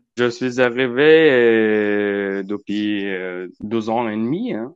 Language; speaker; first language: French; non-native, learner; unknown